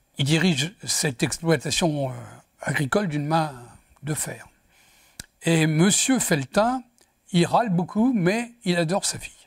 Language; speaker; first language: French; native; French